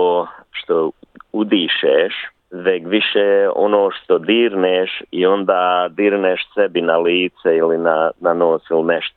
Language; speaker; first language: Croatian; early bilingual, heritage; Bosnian